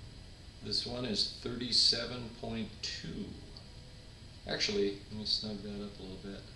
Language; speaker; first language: English; native; English